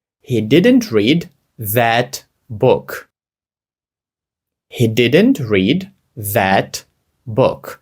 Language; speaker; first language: English; non-native, fluent; Ukrainian